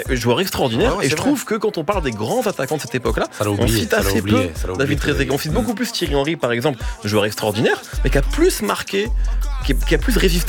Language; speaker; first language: French; native; French